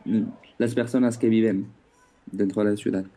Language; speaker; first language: Spanish; non-native, fluent; French